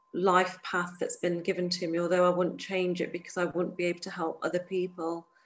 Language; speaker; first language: English; native; English